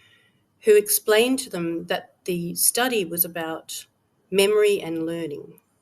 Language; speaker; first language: English; native; English